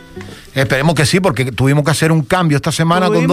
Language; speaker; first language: Spanish; native; Spanish